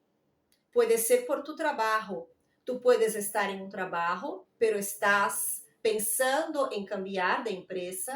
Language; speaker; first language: Spanish; non-native, fluent; Portuguese